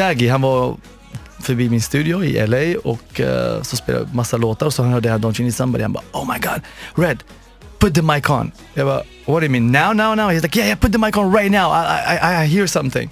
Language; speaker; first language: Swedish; non-native, fluent; Arabic